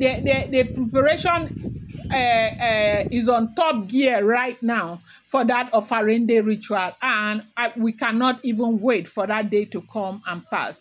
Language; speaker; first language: English; non-native, local second language; Yoruba